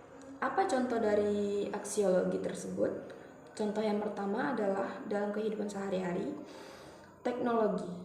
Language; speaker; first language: Indonesian; native; Indonesian